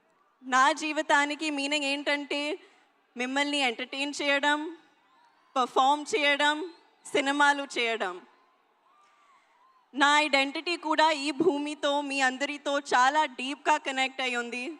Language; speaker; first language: Telugu; non-native, learner; Hindi